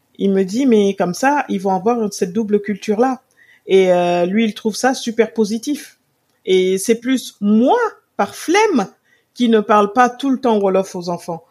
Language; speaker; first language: French; non-native, local second language; Wolof